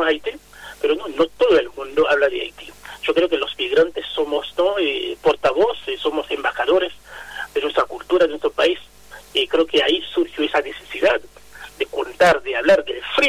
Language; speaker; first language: Spanish; non-native, fluent; Haitian Creole